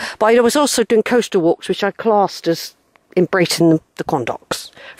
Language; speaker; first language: English; native; English